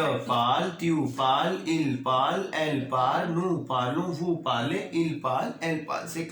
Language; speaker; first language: French; non-native, learner; Hindi